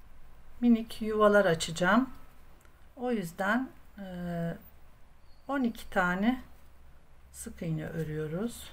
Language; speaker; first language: Turkish; native; Turkish